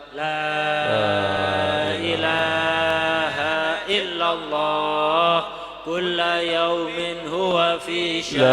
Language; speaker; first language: Arabic; non-native, fluent; Indonesian